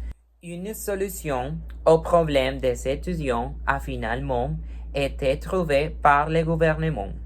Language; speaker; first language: French; non-native, learner; Spanish